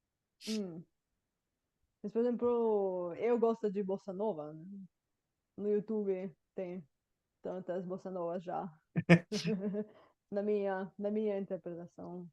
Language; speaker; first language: Portuguese; non-native, fluent; Bulgarian